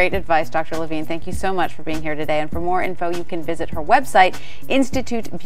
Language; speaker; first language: English; native; English